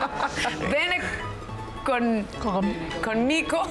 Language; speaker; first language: Italian; non-native, learner; Spanish